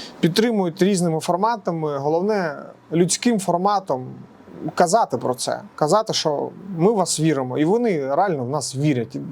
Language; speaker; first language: Ukrainian; non-native, local second language; Russian